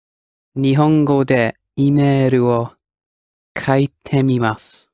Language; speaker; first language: Japanese; non-native, learner; English